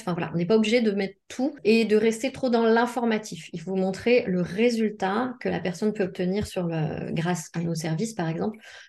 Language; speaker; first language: French; native; French